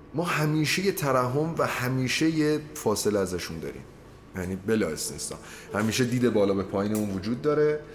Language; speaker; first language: Persian; non-native, local second language; Azerbaijani